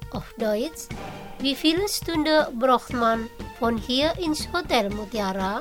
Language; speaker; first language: German; non-native, learner; Indonesian